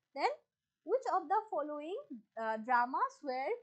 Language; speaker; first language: English; non-native, local second language; Assamese